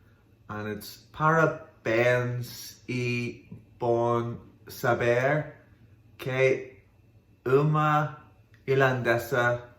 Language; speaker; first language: Portuguese; non-native, learner; English